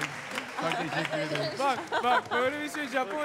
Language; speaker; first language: Turkish; non-native, learner; Japanese